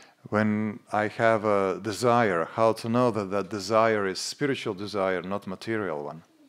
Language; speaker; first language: English; non-native, fluent; Latvian